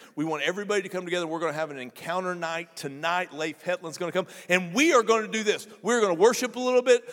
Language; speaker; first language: English; native; English